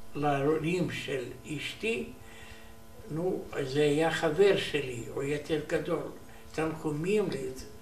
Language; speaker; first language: Hebrew; non-native, learner; Romanian